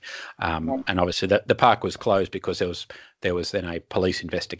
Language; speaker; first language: English; native; English